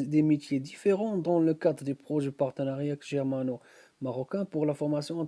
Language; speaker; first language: French; non-native, local second language; Arabic